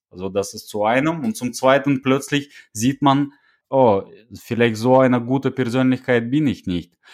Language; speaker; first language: German; non-native, fluent; Russian